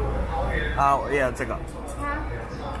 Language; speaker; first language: Chinese; non-native, fluent; Japanese